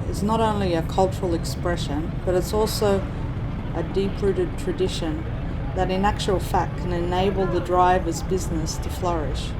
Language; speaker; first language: English; native; English